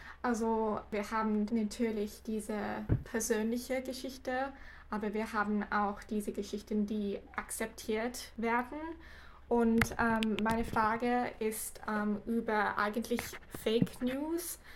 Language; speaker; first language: German; non-native, fluent; English